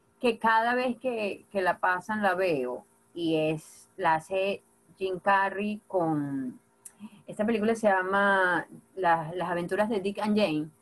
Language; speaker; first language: Spanish; native; Spanish